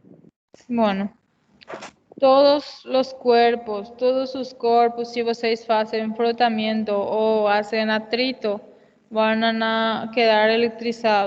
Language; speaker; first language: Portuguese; non-native, fluent; Spanish